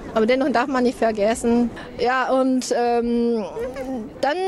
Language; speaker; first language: German; non-native, learner; Japanese